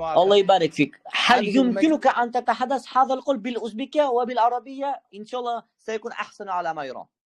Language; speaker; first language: Arabic; non-native, fluent; Uzbek